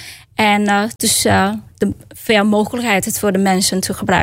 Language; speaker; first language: Dutch; non-native, learner; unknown